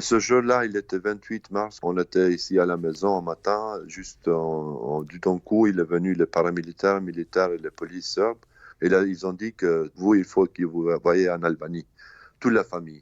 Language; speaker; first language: French; non-native, learner; Albanian